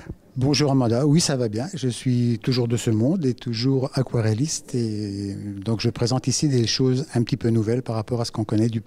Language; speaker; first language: French; native; French